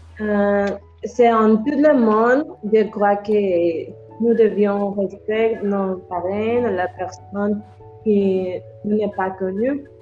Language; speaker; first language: French; non-native, learner; Spanish